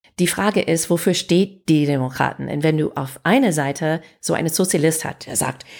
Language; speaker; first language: German; non-native, fluent; English